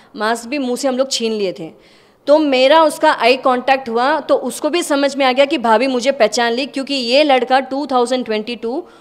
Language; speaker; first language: Hindi; native; Hindi